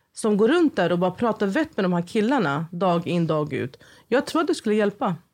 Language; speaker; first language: Swedish; native; Swedish